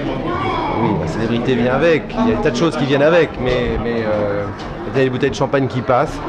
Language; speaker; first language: French; native; French